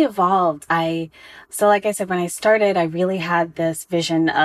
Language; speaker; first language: English; native; English